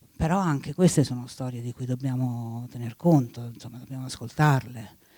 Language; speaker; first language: Italian; early bilingual, other home language; Spanish